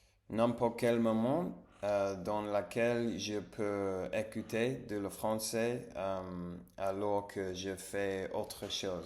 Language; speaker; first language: French; non-native, learner; English